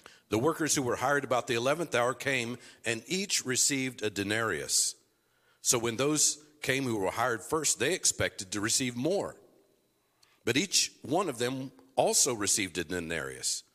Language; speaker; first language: English; native; English